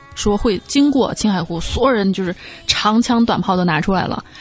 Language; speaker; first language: Chinese; native; Chinese